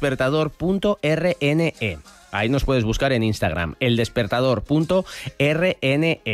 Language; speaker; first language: Spanish; native; Spanish